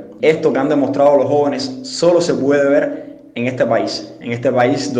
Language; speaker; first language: Spanish; native; Spanish